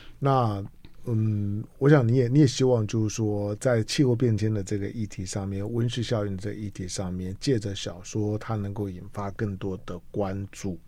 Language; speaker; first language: Chinese; native; Chinese